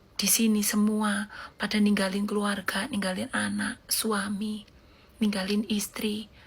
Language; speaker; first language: Indonesian; native; Indonesian